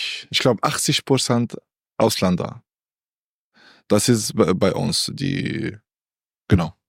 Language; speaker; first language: German; non-native, learner; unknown